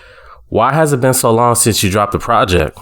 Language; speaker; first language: English; native; English